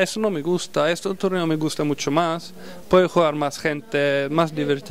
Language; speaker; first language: Spanish; non-native, fluent; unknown